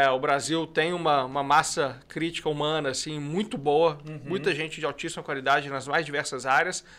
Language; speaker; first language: Portuguese; native; Portuguese